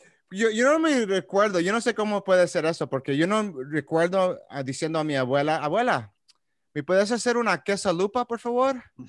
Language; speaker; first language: Spanish; early bilingual, other home language; English